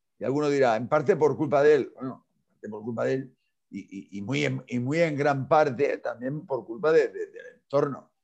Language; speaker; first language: Spanish; non-native, local second language; Catalan